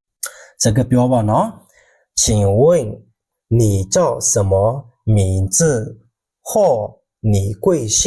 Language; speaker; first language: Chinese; non-native, fluent; Burmese